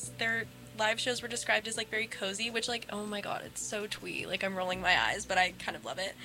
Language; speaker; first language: English; native; English